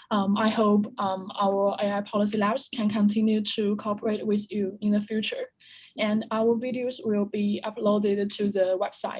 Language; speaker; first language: English; non-native, fluent; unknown